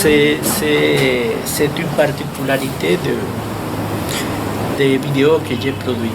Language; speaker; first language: French; non-native, fluent; Spanish